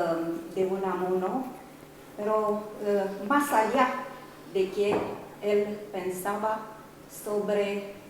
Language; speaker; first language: Spanish; non-native, fluent; Romanian